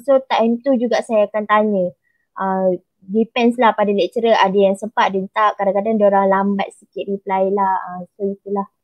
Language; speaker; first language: Malay; native; Malay